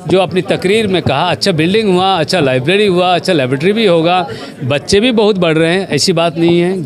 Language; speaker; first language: Hindi; non-native, local second language; Bangla